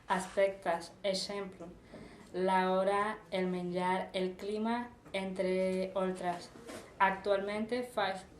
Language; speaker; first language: Catalan; non-native, learner; Spanish